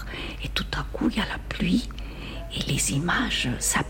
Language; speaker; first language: French; non-native, fluent; Spanish